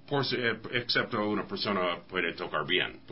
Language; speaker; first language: Spanish; non-native, learner; English